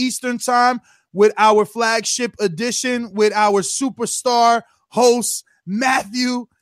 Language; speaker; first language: English; early bilingual, other home language; Spanish